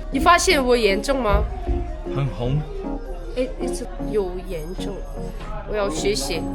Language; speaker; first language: Chinese; non-native, learner; Korean